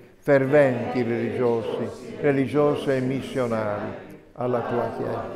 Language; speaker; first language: Italian; native; Italian